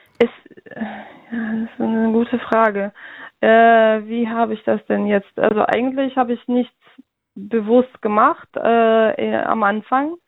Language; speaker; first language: German; early bilingual, other home language; Russian